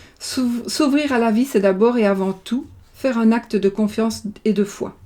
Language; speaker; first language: French; native; French